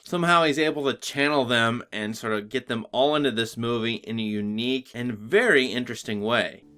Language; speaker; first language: English; native; English